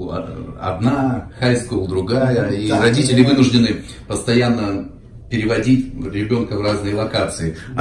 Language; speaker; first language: Russian; native; Russian